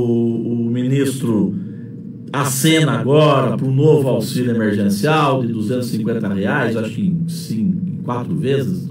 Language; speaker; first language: Portuguese; native; Portuguese